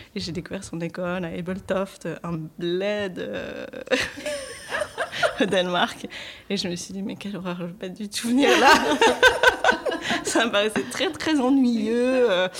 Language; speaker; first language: French; native; French